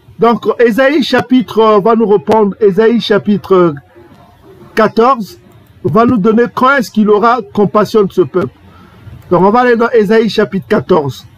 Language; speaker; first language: French; non-native, local second language; Kongo